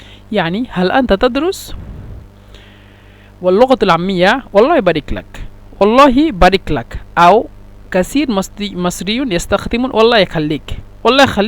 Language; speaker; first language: Arabic; non-native, fluent; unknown